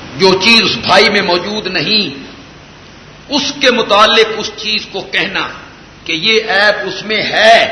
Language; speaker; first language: Urdu; non-native, local second language; Punjabi